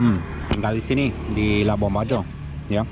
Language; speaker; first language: Indonesian; non-native, learner; Romanian